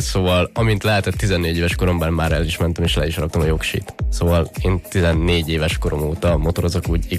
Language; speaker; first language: Hungarian; native; Hungarian